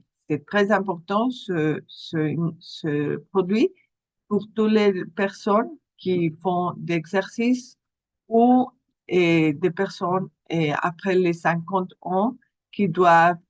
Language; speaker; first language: French; non-native, fluent; Spanish